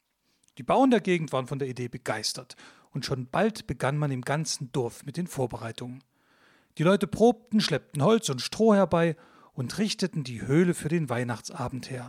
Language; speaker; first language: German; native; German